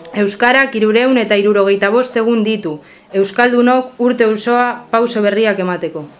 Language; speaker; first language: Basque; non-native, local second language; Spanish